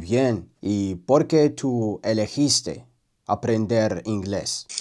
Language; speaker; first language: Spanish; non-native, learner; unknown